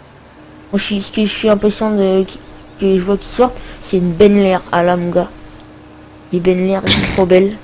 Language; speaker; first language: French; native; French